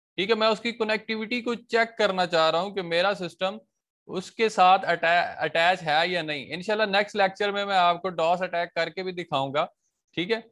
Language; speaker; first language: Urdu; non-native, local second language; Punjabi